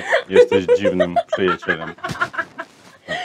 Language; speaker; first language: Polish; non-native, learner; Russian